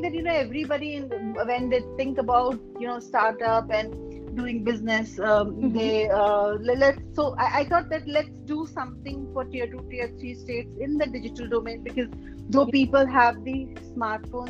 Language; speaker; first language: English; non-native, local second language; Hindi